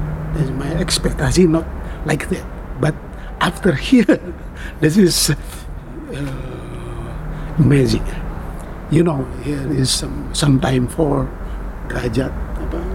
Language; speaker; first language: English; non-native, learner; Indonesian